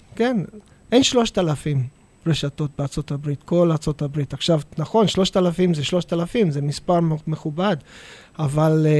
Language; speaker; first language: Hebrew; non-native, fluent; English